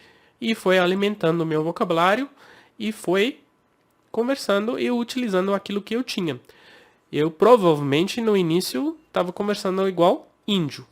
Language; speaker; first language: Portuguese; non-native, fluent; English